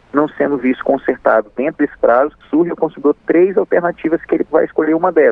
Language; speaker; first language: Portuguese; native; Portuguese